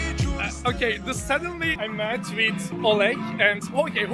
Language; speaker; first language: English; non-native, fluent; Turkish